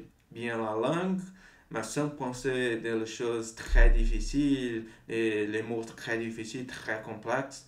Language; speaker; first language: French; non-native, fluent; Portuguese